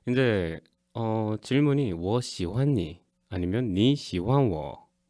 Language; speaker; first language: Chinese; non-native, fluent; Korean